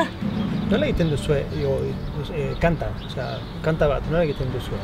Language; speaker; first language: Basque; non-native, learner; Spanish